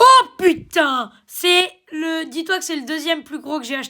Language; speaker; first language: French; native; French